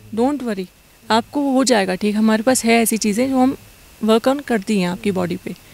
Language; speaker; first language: Hindi; native; Hindi